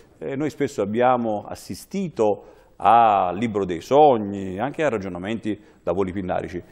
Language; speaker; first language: Italian; native; Italian